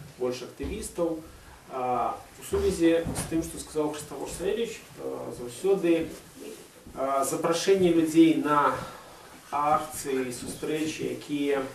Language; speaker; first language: Belarusian; non-native, local second language; Russian